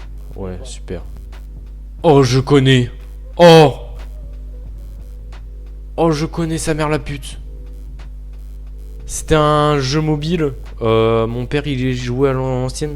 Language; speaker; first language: French; native; French